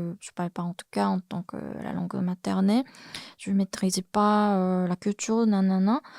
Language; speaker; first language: French; non-native, fluent; Korean